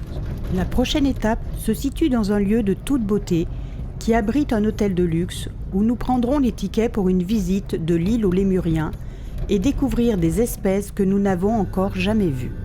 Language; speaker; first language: French; native; French